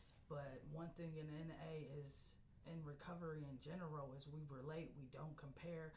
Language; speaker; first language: English; native; English